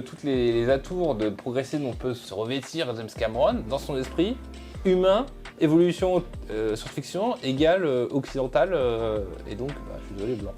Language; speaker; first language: French; native; French